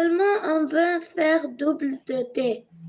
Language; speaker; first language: French; non-native, learner; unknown